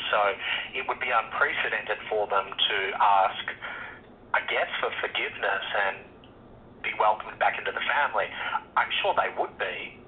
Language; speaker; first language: English; native; English